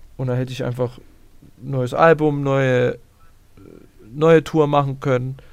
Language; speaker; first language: German; early bilingual, other home language; Bosnian